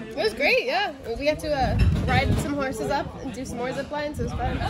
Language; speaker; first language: English; native; English